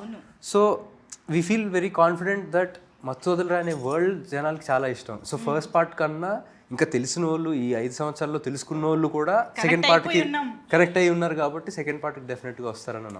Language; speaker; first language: Telugu; native; Telugu